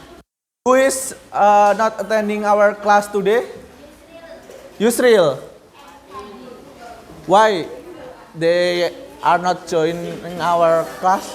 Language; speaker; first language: English; non-native, learner; Indonesian